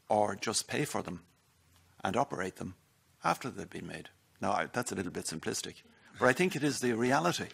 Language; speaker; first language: English; native; English